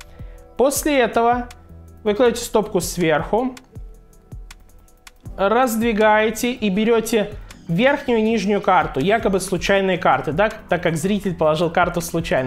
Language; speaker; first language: Russian; native; Russian